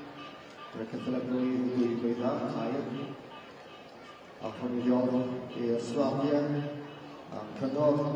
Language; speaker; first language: Welsh; native; Welsh